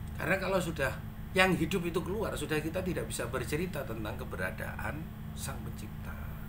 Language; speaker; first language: Indonesian; non-native, local second language; Madurese